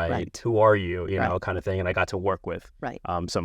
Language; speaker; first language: English; native; English